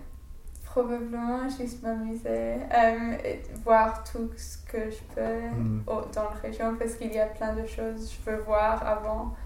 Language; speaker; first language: French; non-native, fluent; English